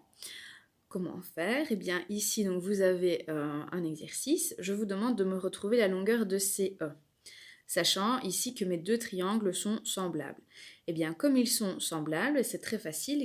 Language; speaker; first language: French; native; French